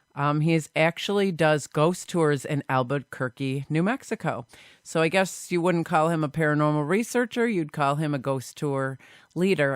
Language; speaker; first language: English; native; English